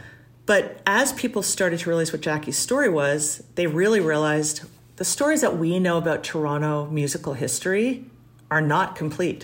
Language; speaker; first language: English; native; English